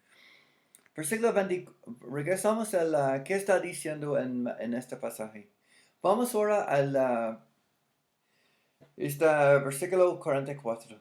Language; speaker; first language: Spanish; non-native, fluent; English